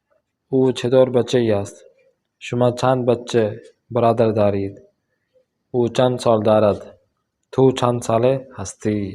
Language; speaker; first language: Persian; non-native, fluent; Urdu